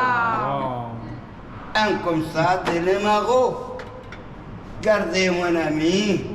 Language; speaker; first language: French; non-native, learner; Arabic